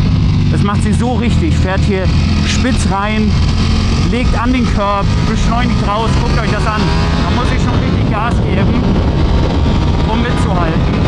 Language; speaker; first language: German; native; German